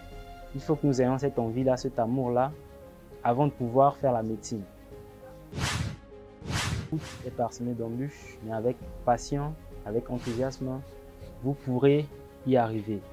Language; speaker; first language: French; non-native, local second language; Sango